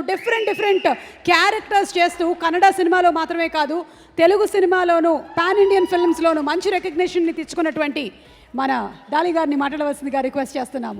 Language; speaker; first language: Telugu; native; Telugu